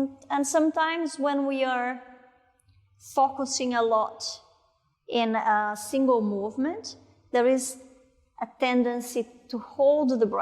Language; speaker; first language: English; non-native, fluent; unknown